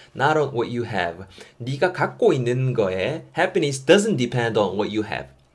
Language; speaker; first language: English; non-native, fluent; Korean